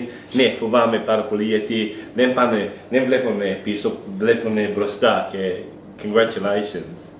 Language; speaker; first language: Greek; non-native, learner; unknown